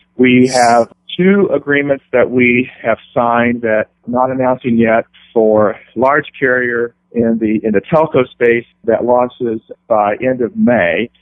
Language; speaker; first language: English; native; English